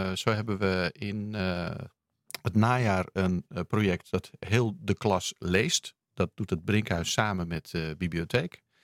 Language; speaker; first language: Dutch; native; Dutch